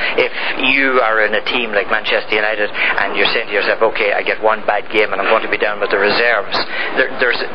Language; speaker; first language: English; native; English